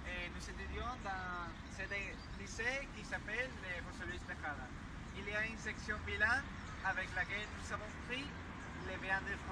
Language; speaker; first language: French; non-native, learner; Spanish